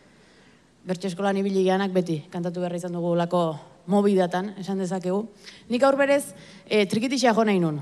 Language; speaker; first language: Basque; native; Basque